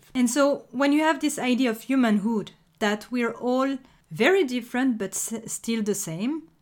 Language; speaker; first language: English; non-native, fluent; French